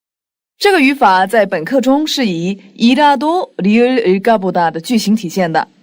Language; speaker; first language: Chinese; non-native, fluent; Korean